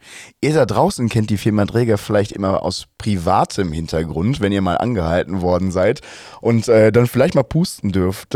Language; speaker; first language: German; native; German